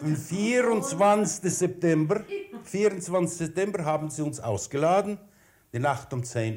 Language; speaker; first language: German; early bilingual, heritage; German